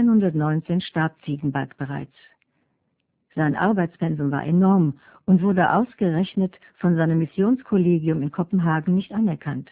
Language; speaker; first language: German; native; German